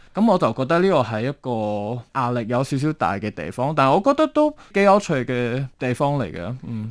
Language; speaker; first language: Cantonese; non-native, fluent; Chinese